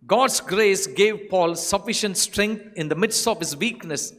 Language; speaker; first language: English; non-native, local second language; Tamil